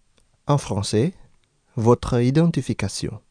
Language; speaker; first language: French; non-native, fluent; Indonesian